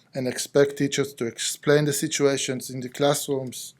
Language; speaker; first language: English; non-native, fluent; Hebrew